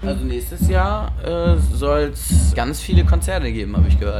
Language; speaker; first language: German; native; German